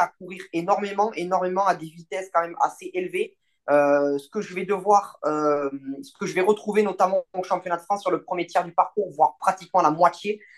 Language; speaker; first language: French; native; French